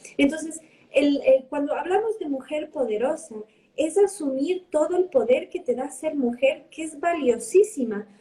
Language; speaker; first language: Spanish; early bilingual, heritage; Spanish